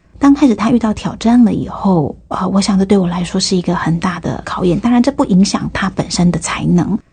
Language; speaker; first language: Chinese; native; Chinese